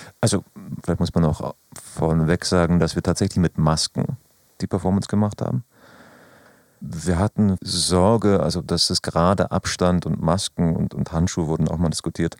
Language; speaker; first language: German; native; German